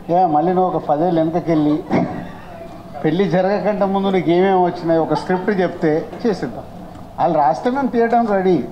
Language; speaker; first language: Telugu; native; Telugu